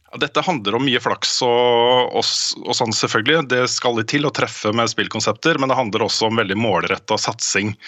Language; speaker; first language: Norwegian; native; Norwegian